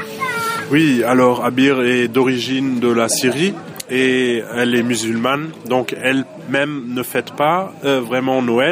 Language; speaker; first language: French; non-native, fluent; German